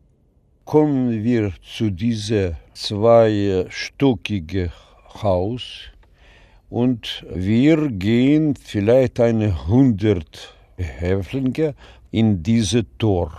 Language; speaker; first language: German; non-native, learner; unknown